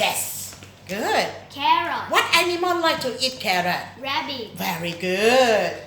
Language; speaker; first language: English; non-native, fluent; Thai